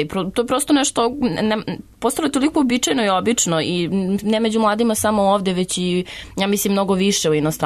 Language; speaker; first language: Serbian; native; Serbian